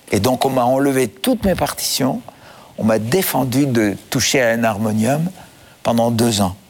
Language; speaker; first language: French; non-native, fluent; Greek